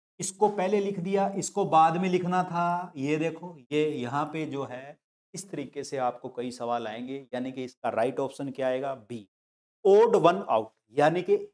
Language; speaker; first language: Hindi; non-native, local second language; Punjabi